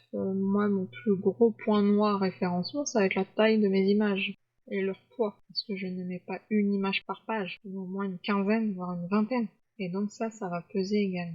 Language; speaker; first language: French; native; French